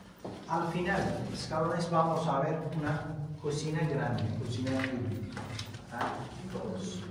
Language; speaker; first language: Spanish; non-native, fluent; Turkish